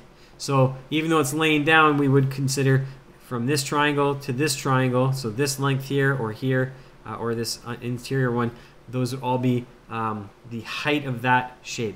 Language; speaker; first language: English; native; English